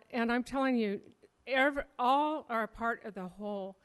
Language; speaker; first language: English; native; English